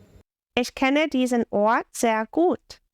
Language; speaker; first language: German; non-native, fluent; English